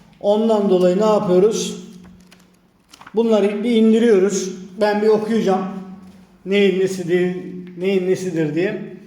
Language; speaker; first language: Turkish; native; Turkish